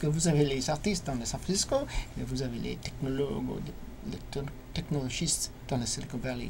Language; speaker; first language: French; non-native, learner; English